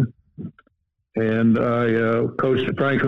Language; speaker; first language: English; native; English